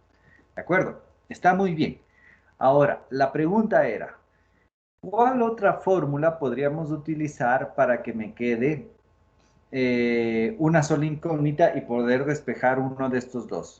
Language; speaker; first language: Spanish; native; Spanish